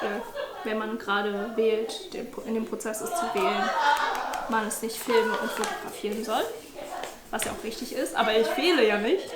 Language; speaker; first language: German; early bilingual, other home language; Indonesian